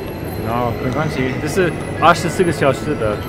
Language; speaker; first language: Chinese; non-native, learner; German